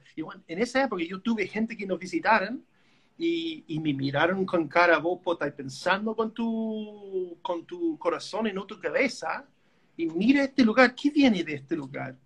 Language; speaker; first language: Spanish; non-native, fluent; English